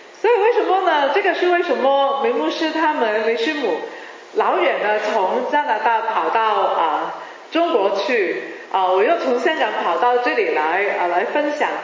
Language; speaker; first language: Chinese; non-native, local second language; Cantonese